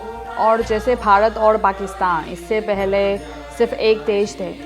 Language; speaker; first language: Hindi; non-native, fluent; Chinese